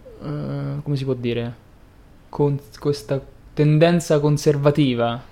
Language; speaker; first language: Italian; native; Italian